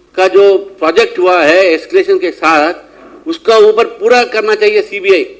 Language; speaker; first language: Hindi; non-native, local second language; Telugu